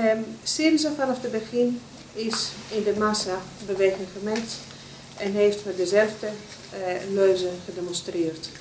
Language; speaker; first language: Dutch; non-native, fluent; Greek